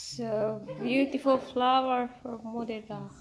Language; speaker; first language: English; non-native, local second language; Filipino